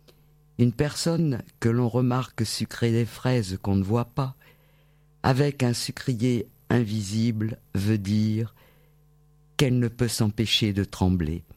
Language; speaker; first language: French; native; French